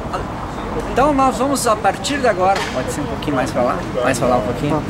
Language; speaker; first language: Spanish; non-native, learner; Portuguese